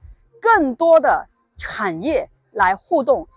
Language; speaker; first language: Chinese; native; Chinese